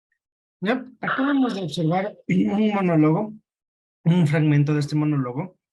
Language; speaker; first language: Spanish; native; Spanish